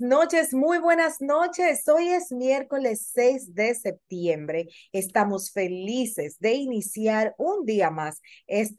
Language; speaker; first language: Spanish; native; Spanish